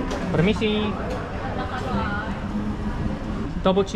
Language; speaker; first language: English; non-native, fluent; Korean